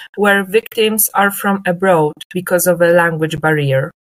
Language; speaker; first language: English; non-native, fluent; Polish